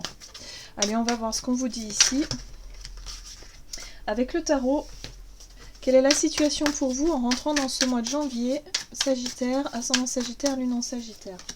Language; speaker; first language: French; native; French